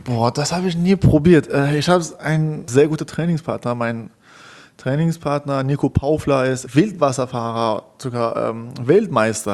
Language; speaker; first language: German; non-native, learner; Persian